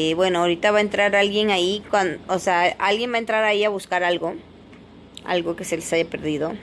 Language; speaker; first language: Spanish; native; Spanish